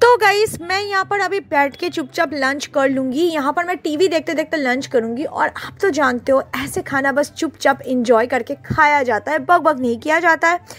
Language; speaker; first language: Hindi; non-native, local second language; Bangla